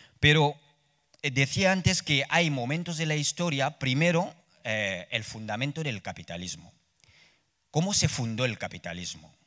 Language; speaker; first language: Spanish; non-native, fluent; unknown